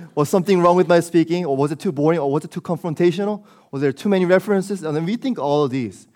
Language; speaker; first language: English; early bilingual, other home language; Korean